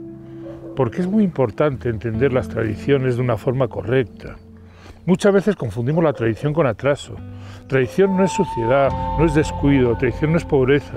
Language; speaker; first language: Spanish; native; Spanish